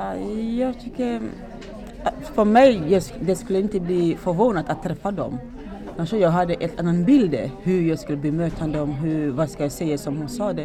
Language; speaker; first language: Swedish; non-native, learner; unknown